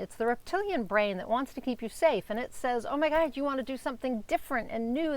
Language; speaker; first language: English; native; English